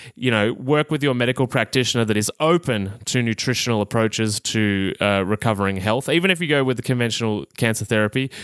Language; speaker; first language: English; native; English